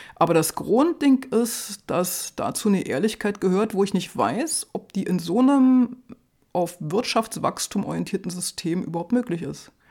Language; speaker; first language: German; native; German